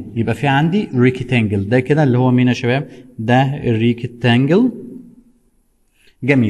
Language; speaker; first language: Arabic; native; Arabic